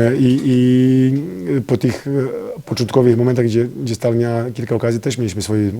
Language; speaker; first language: Polish; non-native, fluent; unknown